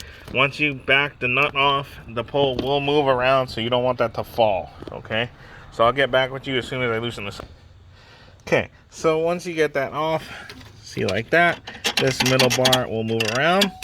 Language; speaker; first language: English; native; English